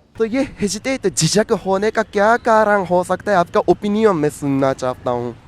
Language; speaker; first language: Hindi; non-native, fluent; Japanese